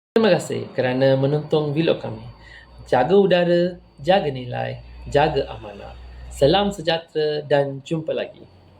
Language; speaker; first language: Malay; non-native, local second language; Tamil